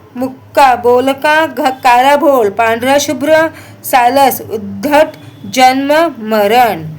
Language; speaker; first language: Hindi; non-native, local second language; Marathi